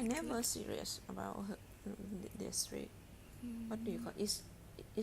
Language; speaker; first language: English; non-native, learner; Thai